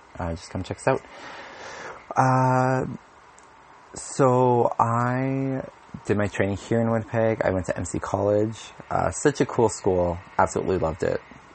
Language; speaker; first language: English; native; English